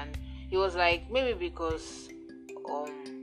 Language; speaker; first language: English; non-native, local second language; Yoruba